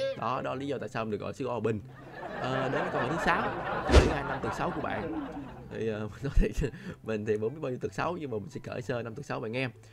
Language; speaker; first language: Vietnamese; non-native, local second language; Chinese